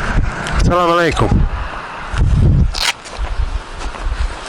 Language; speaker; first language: Russian; non-native, learner; Croatian